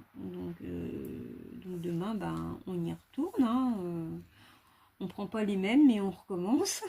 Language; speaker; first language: French; native; French